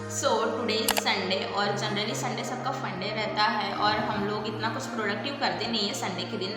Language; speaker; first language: Hindi; non-native, local second language; Marathi